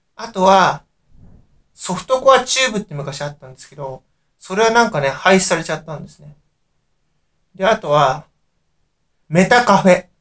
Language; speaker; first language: Japanese; native; Japanese